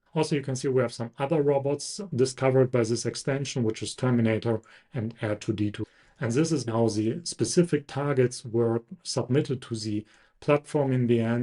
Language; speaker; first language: English; non-native, fluent; German